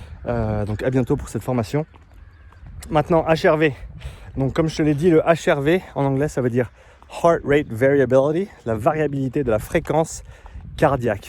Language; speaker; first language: French; native; French